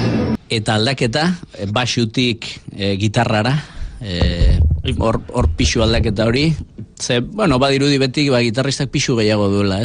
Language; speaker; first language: Basque; native; Basque